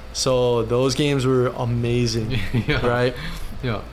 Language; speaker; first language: English; native; English